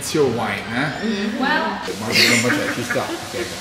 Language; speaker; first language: English; non-native, learner; Italian